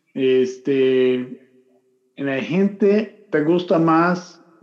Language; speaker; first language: Spanish; non-native, learner; English